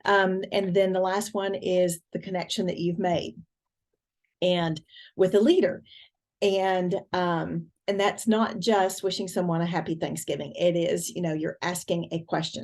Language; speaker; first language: English; native; English